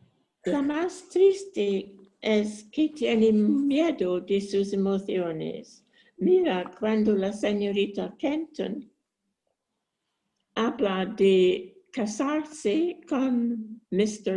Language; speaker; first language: Spanish; non-native, learner; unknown